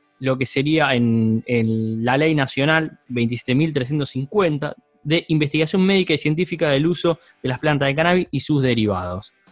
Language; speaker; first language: Spanish; native; Spanish